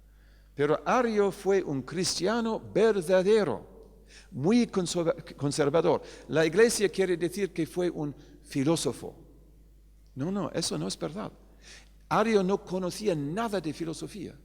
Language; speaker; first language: Spanish; non-native, fluent; English